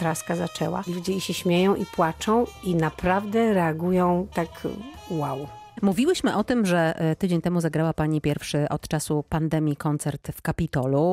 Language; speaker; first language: Polish; native; Polish